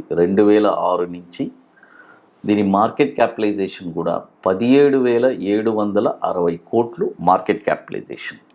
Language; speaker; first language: Telugu; native; Telugu